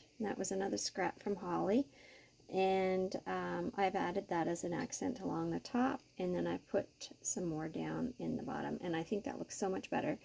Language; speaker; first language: English; native; English